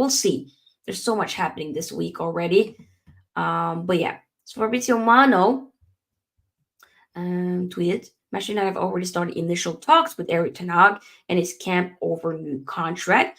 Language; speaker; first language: English; native; English